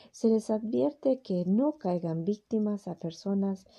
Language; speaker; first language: Spanish; early bilingual, heritage; Spanish